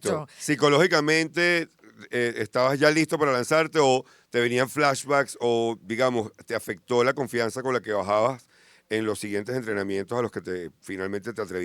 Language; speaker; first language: Spanish; native; Spanish